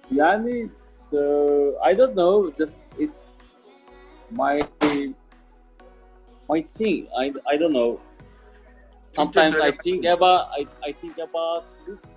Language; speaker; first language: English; non-native, learner; Turkish